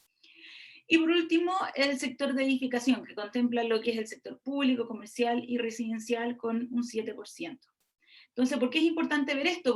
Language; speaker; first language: Spanish; native; Spanish